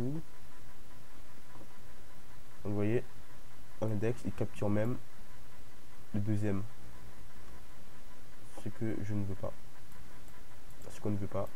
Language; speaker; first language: French; native; French